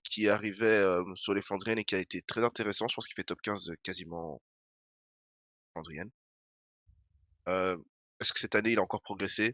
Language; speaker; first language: French; native; French